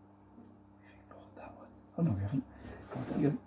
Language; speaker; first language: English; native; English